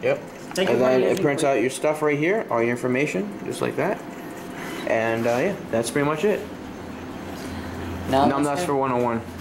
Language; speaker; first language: English; native; English